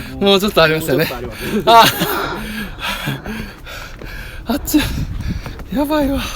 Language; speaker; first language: Japanese; non-native, fluent; Korean